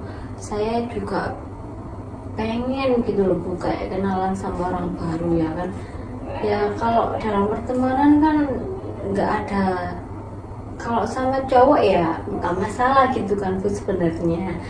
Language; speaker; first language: Indonesian; native; Indonesian